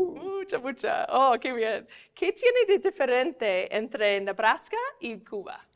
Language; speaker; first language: Spanish; non-native, fluent; English